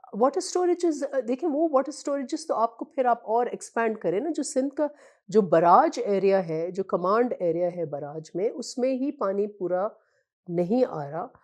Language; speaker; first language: Urdu; non-native, local second language; Sindhi